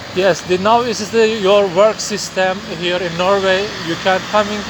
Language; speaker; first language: English; non-native, learner; Turkish